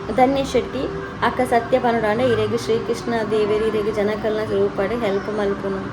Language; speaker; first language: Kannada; non-native, local second language; Tulu